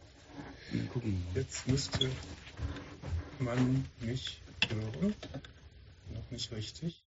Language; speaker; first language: German; native; German